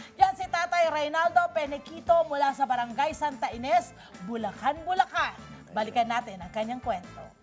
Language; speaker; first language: Filipino; native; Filipino